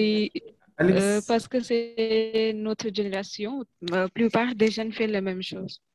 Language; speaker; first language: French; non-native, learner; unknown